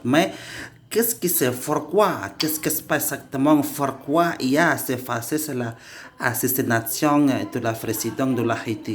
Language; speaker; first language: French; non-native, learner; Indonesian